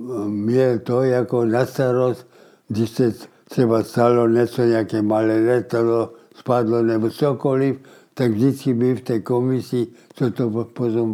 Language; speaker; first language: Czech; early bilingual, heritage; Czech